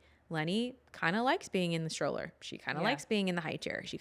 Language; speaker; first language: English; native; English